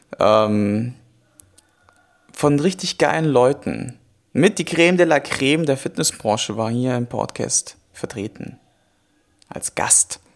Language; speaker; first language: German; native; German